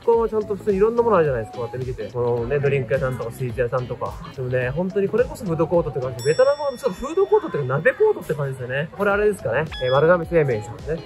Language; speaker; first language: Japanese; native; Japanese